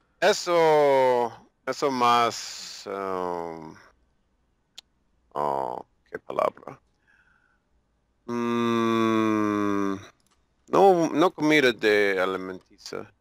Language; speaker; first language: Spanish; non-native, learner; English